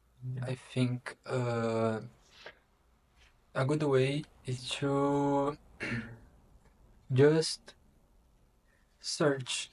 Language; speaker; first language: English; non-native, learner; Portuguese